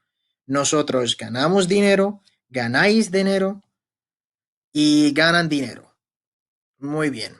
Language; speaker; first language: Spanish; non-native, fluent; Arabic